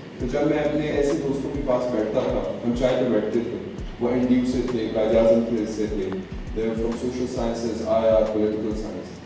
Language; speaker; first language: Urdu; non-native, local second language; Pahari-Potwari